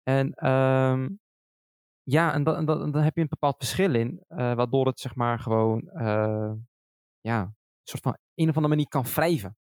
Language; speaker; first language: Dutch; early bilingual, other home language; Arabic